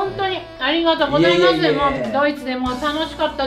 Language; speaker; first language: Japanese; non-native, fluent; English